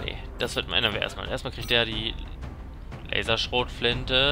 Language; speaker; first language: German; native; German